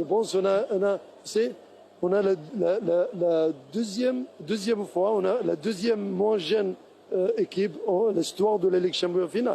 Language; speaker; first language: French; non-native, learner; Arabic